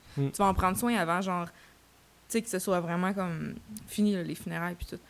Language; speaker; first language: French; native; French